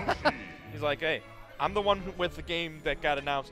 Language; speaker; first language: English; native; English